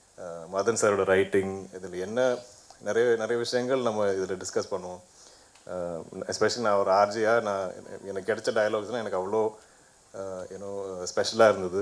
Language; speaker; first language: Tamil; non-native, fluent; Malayalam